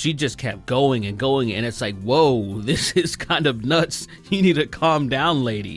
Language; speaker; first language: English; native; English